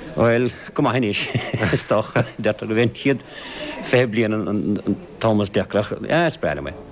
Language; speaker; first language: Irish; native; Irish